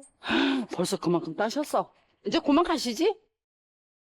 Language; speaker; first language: Korean; native; Korean